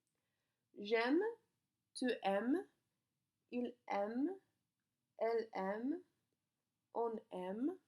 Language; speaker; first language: French; non-native, fluent; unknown